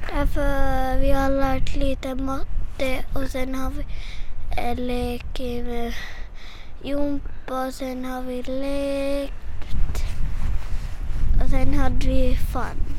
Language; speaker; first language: Swedish; early bilingual, other home language; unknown